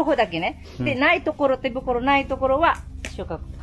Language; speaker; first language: Japanese; non-native, fluent; Filipino